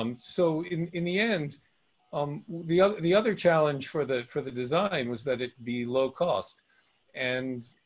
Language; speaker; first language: English; native; English